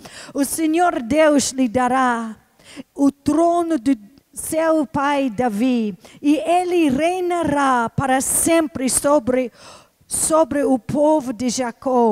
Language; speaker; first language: Portuguese; non-native, fluent; English